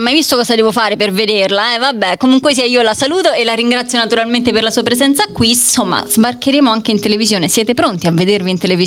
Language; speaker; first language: Italian; native; Italian